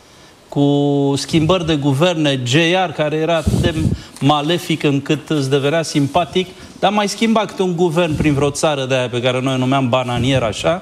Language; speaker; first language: Romanian; native; Romanian